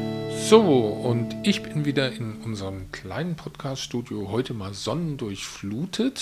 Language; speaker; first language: German; native; German